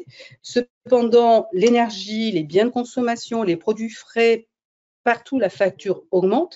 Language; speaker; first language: French; native; French